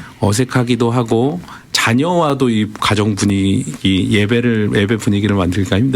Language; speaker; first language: Korean; native; Korean